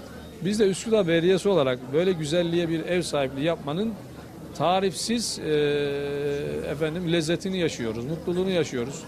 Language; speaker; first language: Turkish; native; Turkish